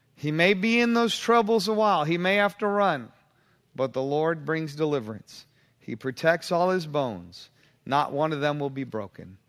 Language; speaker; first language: English; native; English